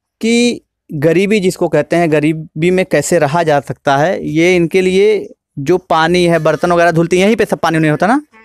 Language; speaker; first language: Hindi; native; Hindi